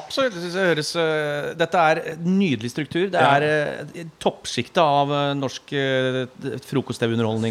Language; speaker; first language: Norwegian; native; Norwegian